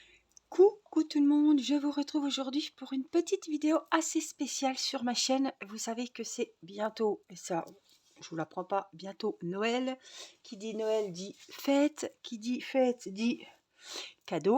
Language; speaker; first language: French; native; French